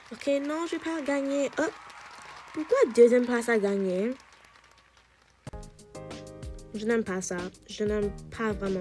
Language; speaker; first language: French; non-native, learner; English